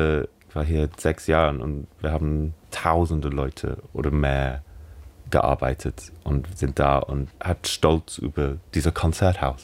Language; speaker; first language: German; non-native, learner; English